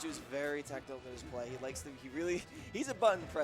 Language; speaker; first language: English; native; English